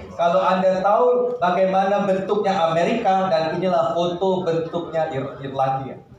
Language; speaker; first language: Indonesian; native; Indonesian